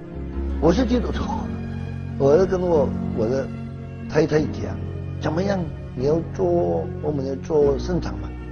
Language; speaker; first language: Chinese; non-native, learner; Hakka Chinese